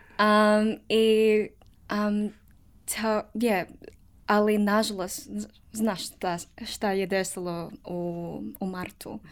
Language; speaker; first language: Serbian; non-native, learner; English